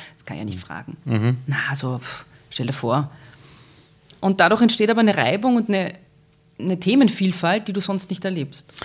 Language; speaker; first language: German; native; German